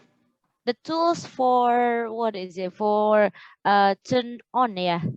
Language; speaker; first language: English; non-native, fluent; Indonesian